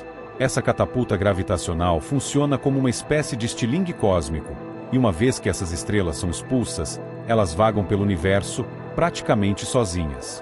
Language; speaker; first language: Portuguese; native; Portuguese